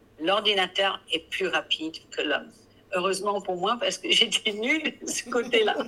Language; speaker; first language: French; non-native, fluent; English